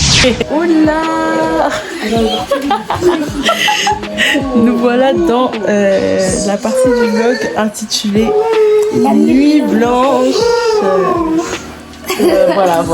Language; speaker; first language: French; native; French